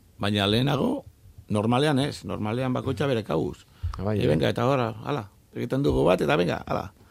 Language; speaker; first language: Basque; non-native, local second language; Spanish